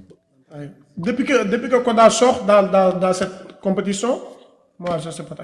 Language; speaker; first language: French; non-native, local second language; Wolof